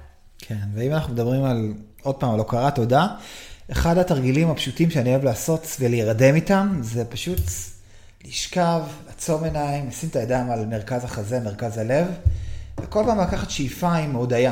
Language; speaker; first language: Hebrew; native; Hebrew